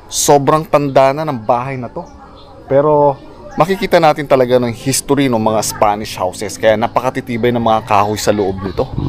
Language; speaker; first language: Filipino; native; Filipino